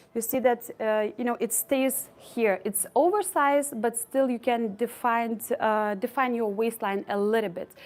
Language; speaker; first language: English; non-native, fluent; Lithuanian